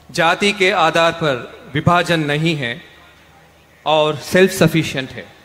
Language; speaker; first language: Hindi; non-native, local second language; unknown